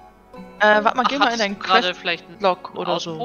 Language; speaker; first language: German; native; German